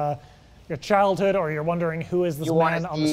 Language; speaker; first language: English; native; English